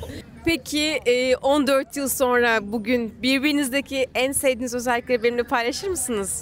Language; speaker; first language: Turkish; native; Turkish